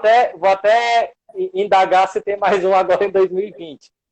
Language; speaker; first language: Portuguese; native; Portuguese